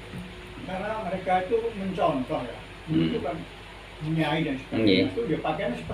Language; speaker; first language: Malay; non-native, local second language; Javanese